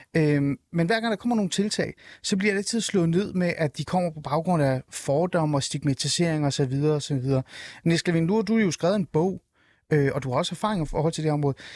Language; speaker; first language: Danish; early bilingual, other home language; Somali